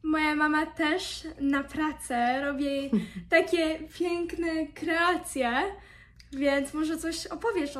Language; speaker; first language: Polish; early bilingual, heritage; Polish